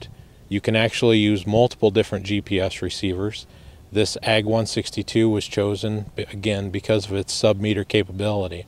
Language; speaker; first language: English; native; English